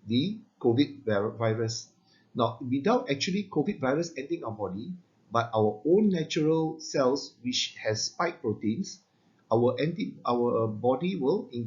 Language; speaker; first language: English; non-native, local second language; Malay